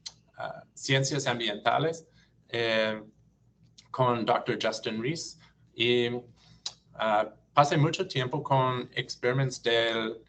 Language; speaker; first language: Spanish; non-native, learner; English